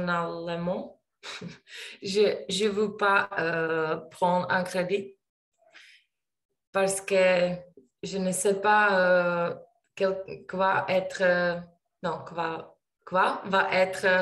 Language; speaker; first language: French; non-native, learner; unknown